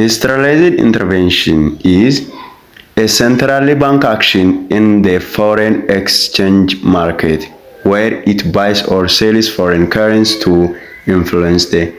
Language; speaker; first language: English; non-native, local second language; Amharic